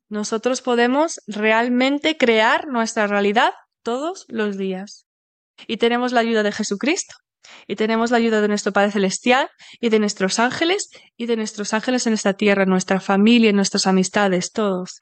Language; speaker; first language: Spanish; native; Spanish